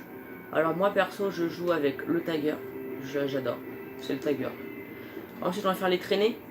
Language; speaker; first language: French; native; French